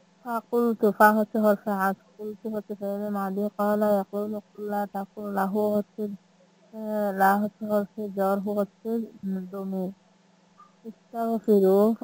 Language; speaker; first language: Arabic; non-native, learner; Bangla